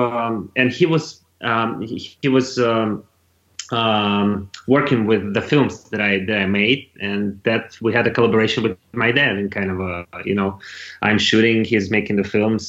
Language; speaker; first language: English; non-native, fluent; Russian